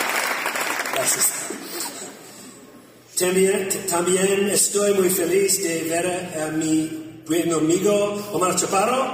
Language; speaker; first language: Spanish; non-native, learner; English